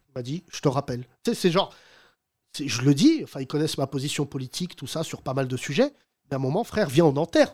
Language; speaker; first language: French; early bilingual, other home language; Arabic